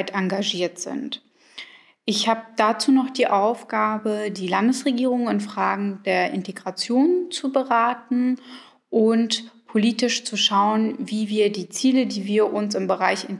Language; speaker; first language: German; early bilingual, other home language; Arabic